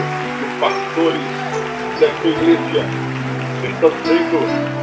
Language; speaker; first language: Spanish; non-native, fluent; Portuguese